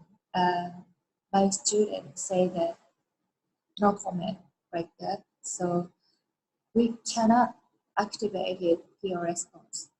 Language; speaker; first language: English; non-native, learner; Japanese